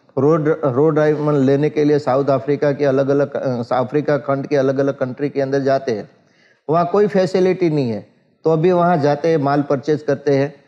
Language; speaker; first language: Hindi; non-native, local second language; Gujarati